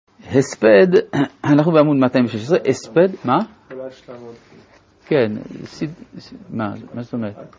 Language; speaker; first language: Hebrew; native; Hebrew